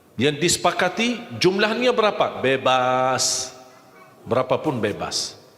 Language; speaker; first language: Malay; non-native, fluent; Arabic